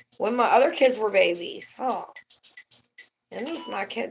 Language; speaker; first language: English; native; English